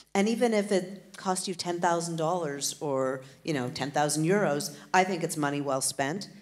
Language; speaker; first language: English; native; English